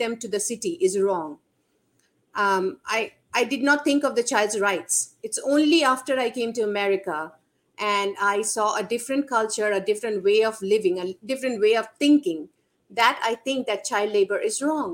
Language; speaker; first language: English; non-native, local second language; Bangla